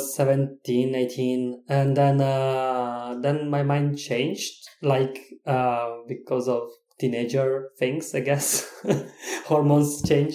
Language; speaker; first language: English; non-native, fluent; Italian